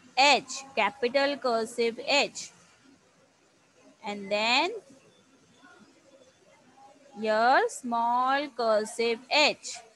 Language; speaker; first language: English; non-native, local second language; Hindi